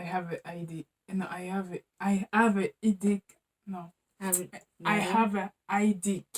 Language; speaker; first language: English; non-native, learner; French